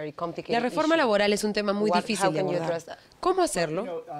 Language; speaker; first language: Spanish; native; Spanish